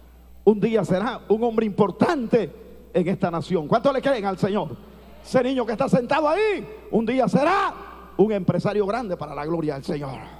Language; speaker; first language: Spanish; native; Spanish